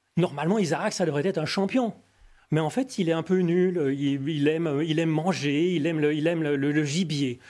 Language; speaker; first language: French; native; French